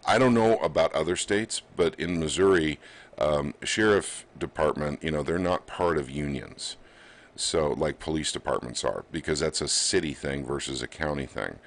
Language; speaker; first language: English; native; English